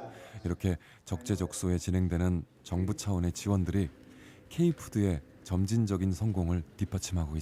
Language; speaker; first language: Korean; native; Korean